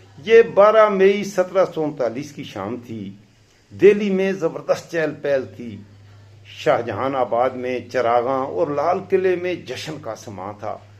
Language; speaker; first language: Urdu; non-native, local second language; Pashto